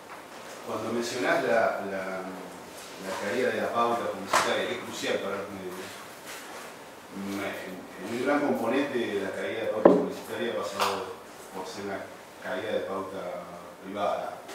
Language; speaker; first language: Spanish; native; Spanish